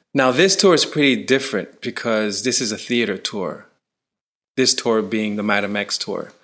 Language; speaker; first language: English; native; English